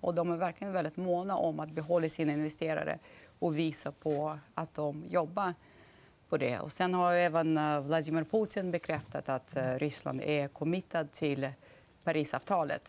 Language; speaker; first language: Swedish; non-native, fluent; Russian